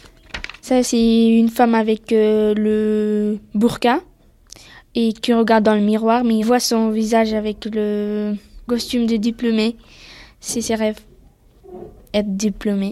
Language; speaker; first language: French; early bilingual, other home language; Pashto